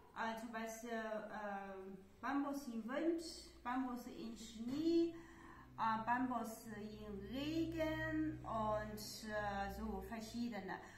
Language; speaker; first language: German; non-native, learner; Chinese